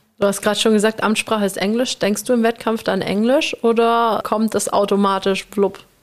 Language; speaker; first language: German; native; German